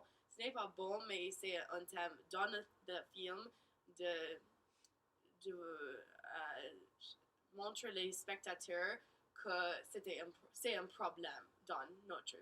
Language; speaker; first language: French; non-native, learner; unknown